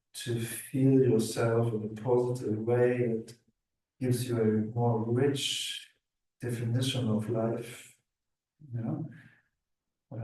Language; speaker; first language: English; non-native, fluent; German